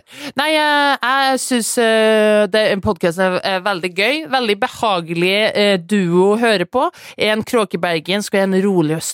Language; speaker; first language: Norwegian; native; Norwegian